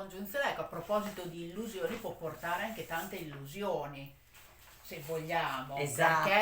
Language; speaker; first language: Italian; native; Italian